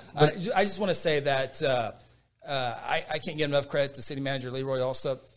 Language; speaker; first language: English; native; English